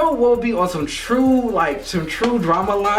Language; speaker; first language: English; native; English